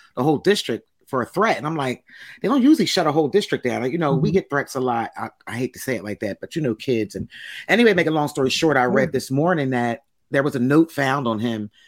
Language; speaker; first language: English; native; English